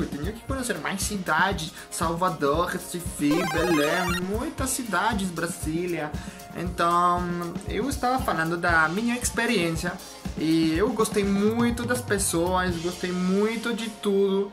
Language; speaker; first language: Portuguese; non-native, learner; French